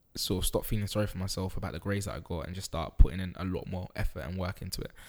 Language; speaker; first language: English; native; English